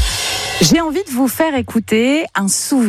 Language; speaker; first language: French; native; French